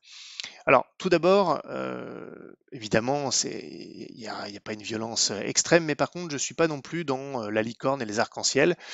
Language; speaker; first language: French; native; French